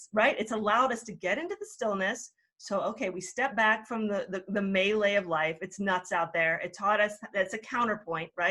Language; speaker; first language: English; native; English